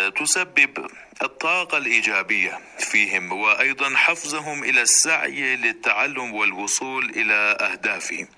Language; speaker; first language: Arabic; non-native, fluent; Persian